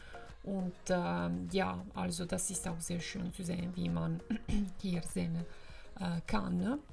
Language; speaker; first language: German; non-native, fluent; Italian